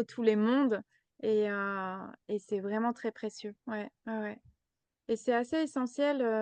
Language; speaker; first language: French; native; French